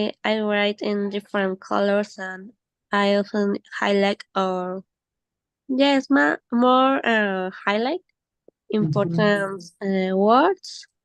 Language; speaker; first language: English; non-native, learner; Spanish